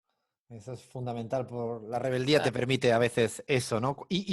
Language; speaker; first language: Spanish; native; Spanish